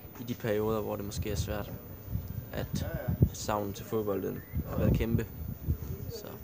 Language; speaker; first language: Danish; native; Danish